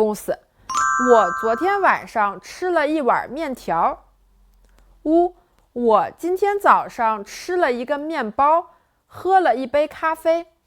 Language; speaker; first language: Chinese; non-native, fluent; French